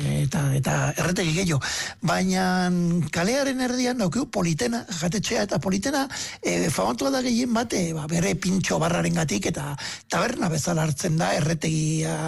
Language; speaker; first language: Basque; native; Basque